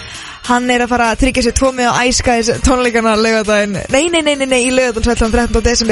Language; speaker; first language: Icelandic; native; Icelandic